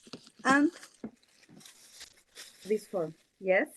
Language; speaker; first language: English; non-native, learner; Spanish